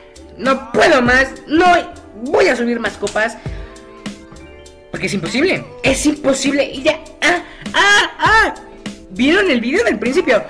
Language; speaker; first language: Spanish; native; Spanish